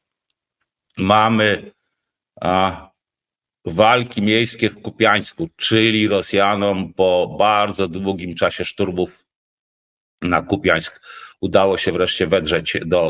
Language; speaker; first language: Polish; native; Polish